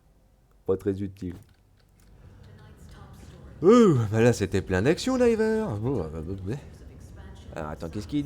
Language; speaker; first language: French; native; French